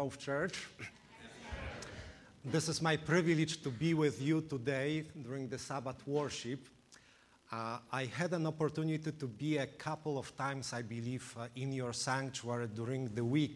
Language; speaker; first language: English; non-native, fluent; Polish